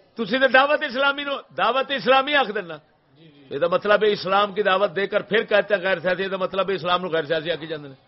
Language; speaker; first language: Urdu; non-native, local second language; Punjabi